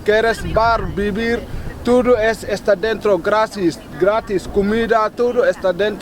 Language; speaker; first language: Spanish; non-native, fluent; Wolof